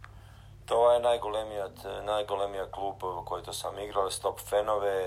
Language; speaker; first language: Bulgarian; non-native, learner; Croatian